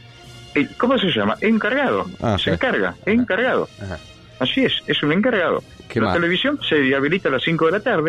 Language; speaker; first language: Spanish; native; Spanish